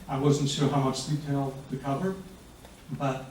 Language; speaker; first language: English; non-native, fluent; Greek